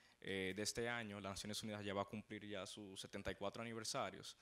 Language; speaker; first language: Spanish; native; Spanish